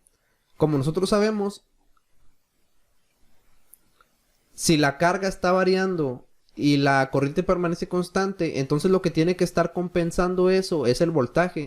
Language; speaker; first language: Spanish; native; Spanish